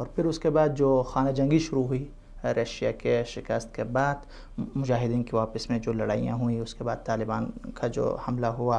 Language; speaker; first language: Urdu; non-native, fluent; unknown